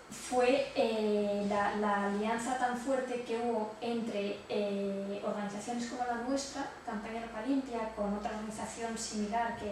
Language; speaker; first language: Spanish; native; Spanish